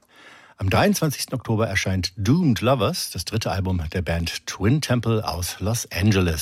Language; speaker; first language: German; native; German